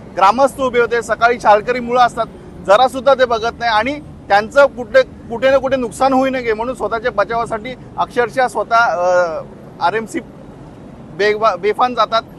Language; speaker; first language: Marathi; native; Marathi